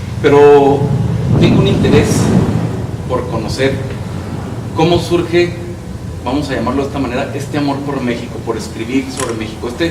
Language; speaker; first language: Spanish; native; Spanish